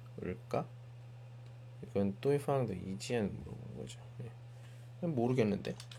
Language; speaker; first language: Korean; native; Korean